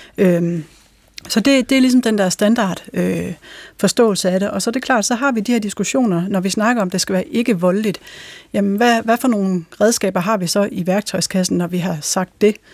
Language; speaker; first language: Danish; native; Danish